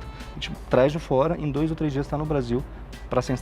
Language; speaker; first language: Portuguese; native; Portuguese